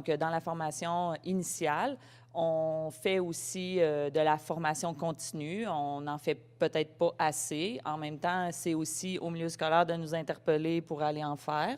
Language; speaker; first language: French; native; French